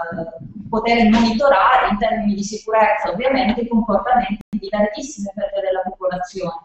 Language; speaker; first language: Italian; native; Italian